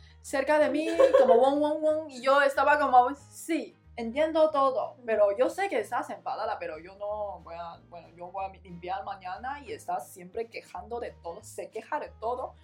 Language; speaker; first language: Spanish; non-native, learner; Chinese